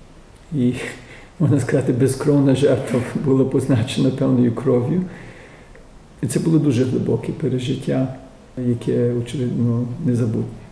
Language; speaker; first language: Ukrainian; early bilingual, heritage; Ukrainian